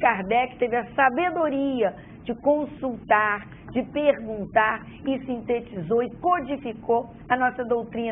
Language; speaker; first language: Portuguese; native; Portuguese